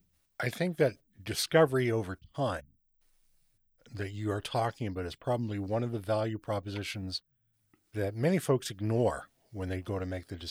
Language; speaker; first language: English; native; English